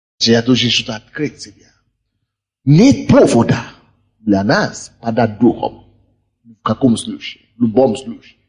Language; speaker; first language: Russian; non-native, fluent; Yoruba